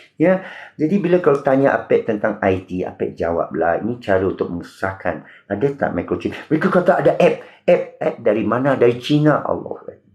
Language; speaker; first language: Malay; non-native, local second language; Min Nan Chinese